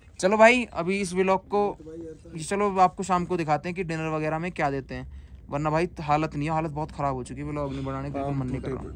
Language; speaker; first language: Hindi; native; Hindi